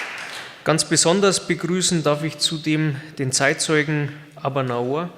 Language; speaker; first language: German; native; German